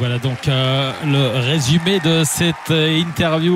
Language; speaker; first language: French; native; French